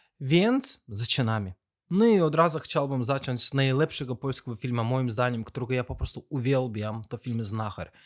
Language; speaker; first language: Polish; non-native, fluent; Azerbaijani